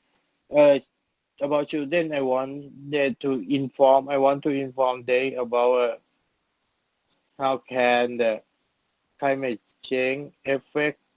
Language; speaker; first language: English; non-native, learner; Thai